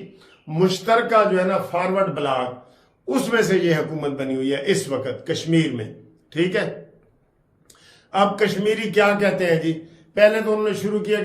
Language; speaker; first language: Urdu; non-native, local second language; Punjabi